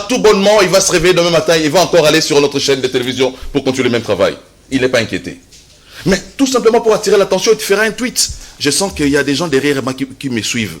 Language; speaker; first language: French; non-native, local second language; Lingala